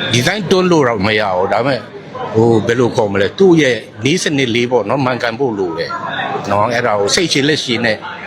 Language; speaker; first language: Burmese; non-native, local second language; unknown